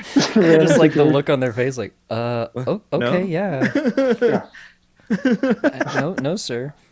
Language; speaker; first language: English; native; English